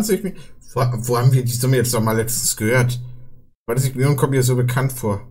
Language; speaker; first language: German; native; German